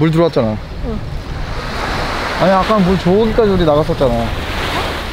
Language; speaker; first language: Korean; native; Korean